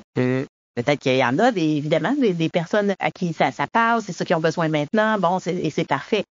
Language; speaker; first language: French; native; French